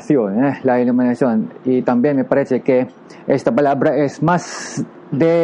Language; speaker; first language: Spanish; non-native, learner; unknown